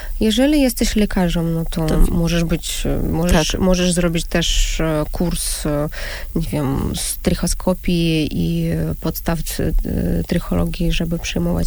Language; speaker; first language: Polish; non-native, fluent; Russian